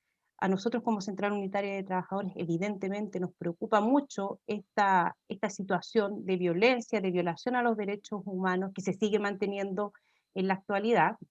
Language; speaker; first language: Spanish; native; Spanish